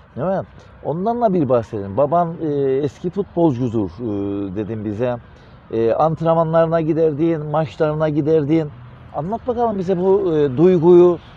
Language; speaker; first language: Turkish; native; Turkish